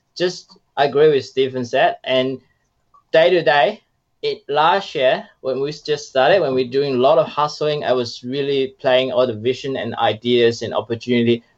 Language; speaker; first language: English; non-native, fluent; Chinese